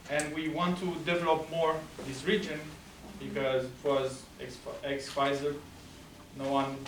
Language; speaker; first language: English; non-native, fluent; Romanian